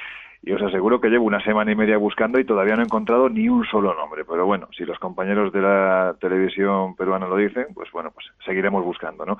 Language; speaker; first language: Spanish; native; Spanish